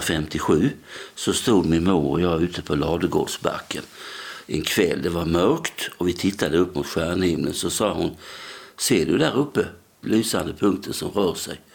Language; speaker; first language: Swedish; native; Swedish